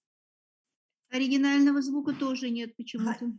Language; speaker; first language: Russian; native; Russian